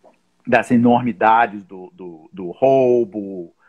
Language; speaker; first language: Portuguese; non-native, fluent; English